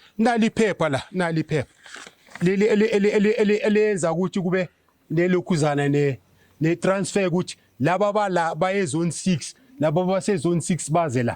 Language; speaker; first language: Zulu; native; Zulu